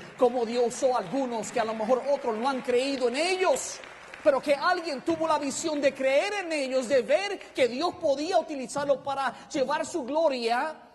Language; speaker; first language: Spanish; native; Spanish